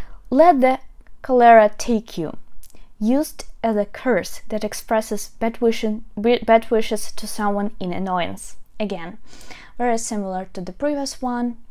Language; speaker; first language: English; non-native, fluent; Ukrainian